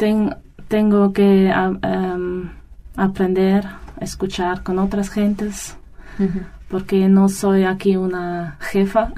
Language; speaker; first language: Spanish; non-native, learner; German